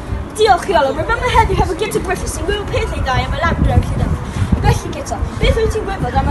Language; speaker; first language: Welsh; non-native, local second language; English